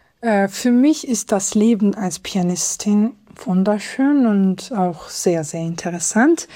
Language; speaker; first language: German; non-native, fluent; Georgian